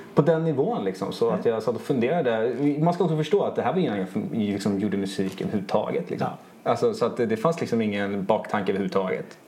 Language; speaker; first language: Swedish; early bilingual, other home language; Italian